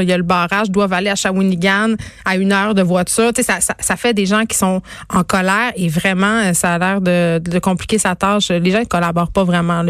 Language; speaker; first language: French; native; French